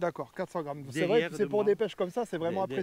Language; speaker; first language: French; native; French